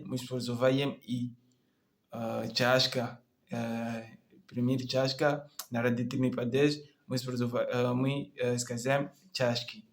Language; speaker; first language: Russian; non-native, learner; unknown